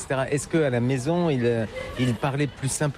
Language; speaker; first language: French; native; French